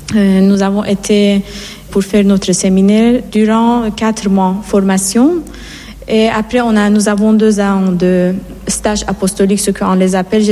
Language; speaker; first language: French; non-native, fluent; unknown